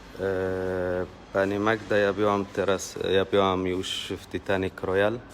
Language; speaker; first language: Polish; non-native, learner; Arabic